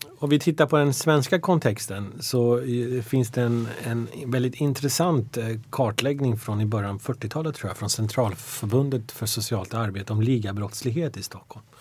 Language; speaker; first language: Swedish; early bilingual, other home language; Persian